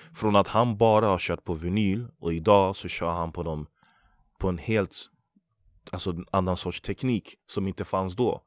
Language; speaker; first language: Swedish; early bilingual, other home language; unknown